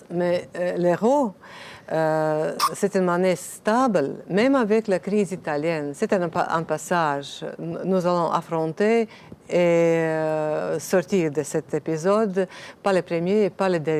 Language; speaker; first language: French; non-native, fluent; Latvian